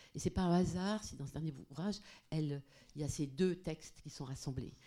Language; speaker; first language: French; non-native, fluent; Portuguese